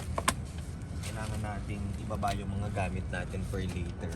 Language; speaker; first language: Filipino; native; Filipino